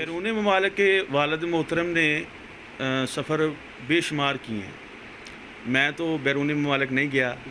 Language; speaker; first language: Urdu; non-native, local second language; Punjabi